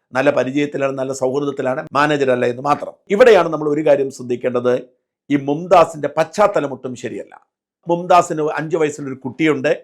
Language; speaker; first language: Malayalam; native; Malayalam